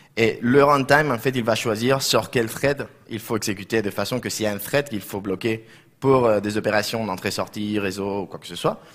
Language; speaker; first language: French; non-native, fluent; Spanish